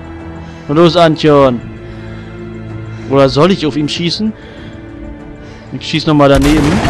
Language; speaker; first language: German; native; German